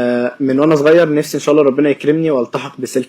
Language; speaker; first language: Arabic; native; Arabic